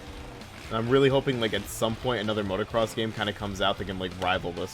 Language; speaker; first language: English; native; English